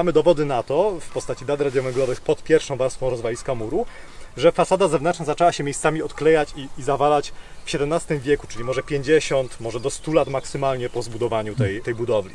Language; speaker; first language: Polish; native; Polish